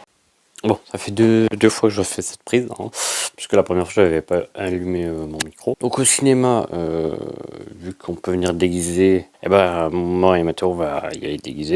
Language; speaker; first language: French; native; French